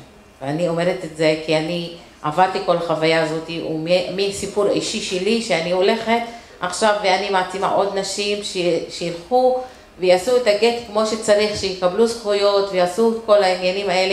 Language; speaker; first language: Hebrew; non-native, local second language; Arabic